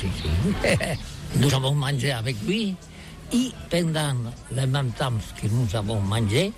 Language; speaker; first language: French; non-native, learner; Catalan